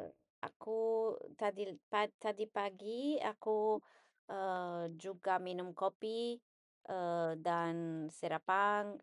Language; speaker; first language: Indonesian; non-native, learner; English